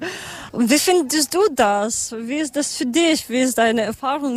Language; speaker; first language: German; non-native, learner; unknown